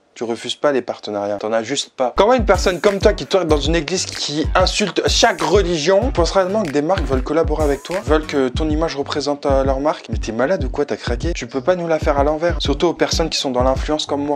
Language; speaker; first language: French; native; French